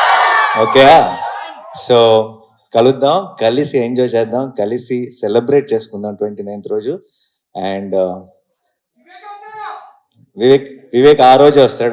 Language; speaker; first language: Telugu; native; Telugu